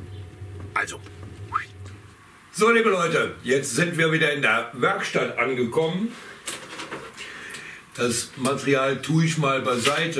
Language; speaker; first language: German; native; German